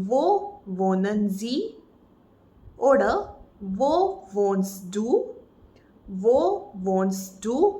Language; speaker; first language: German; non-native, fluent; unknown